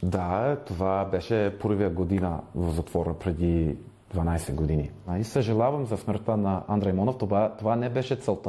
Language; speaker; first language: Bulgarian; non-native, fluent; English